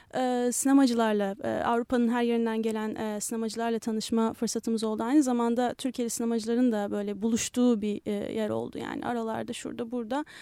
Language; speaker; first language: Turkish; native; Turkish